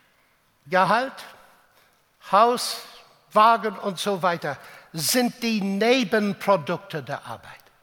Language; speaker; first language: German; non-native, fluent; English